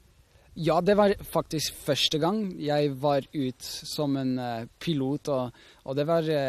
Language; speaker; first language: Norwegian; non-native, fluent; Swiss German